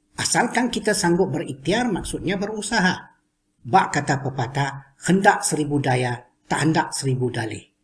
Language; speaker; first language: Malay; non-native, local second language; Chinese